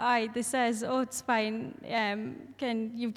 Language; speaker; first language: English; native; English